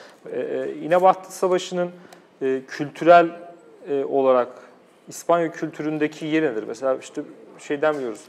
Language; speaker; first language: Turkish; native; Turkish